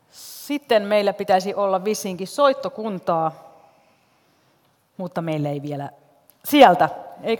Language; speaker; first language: Finnish; native; Finnish